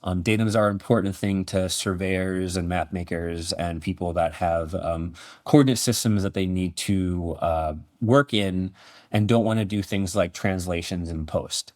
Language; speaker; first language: English; native; English